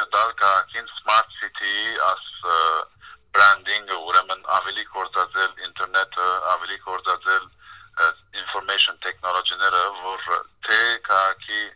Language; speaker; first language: Armenian; early bilingual, heritage; Armenian